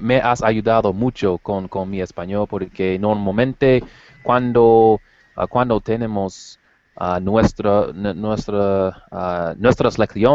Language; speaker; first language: Spanish; non-native, learner; English